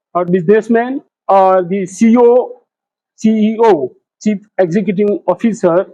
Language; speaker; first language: English; non-native, local second language; Gujarati